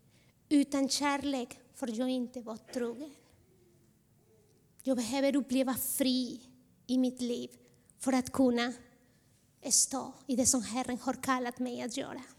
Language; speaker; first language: Swedish; non-native, fluent; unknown